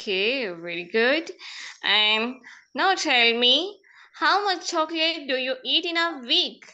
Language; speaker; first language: English; non-native, fluent; Urdu